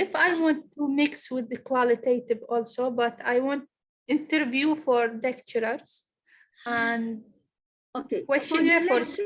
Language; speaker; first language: English; non-native, learner; Arabic